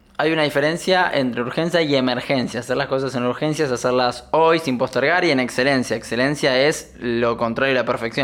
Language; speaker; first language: Spanish; native; Spanish